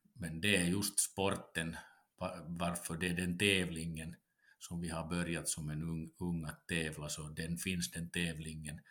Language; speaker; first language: Swedish; non-native, local second language; Finnish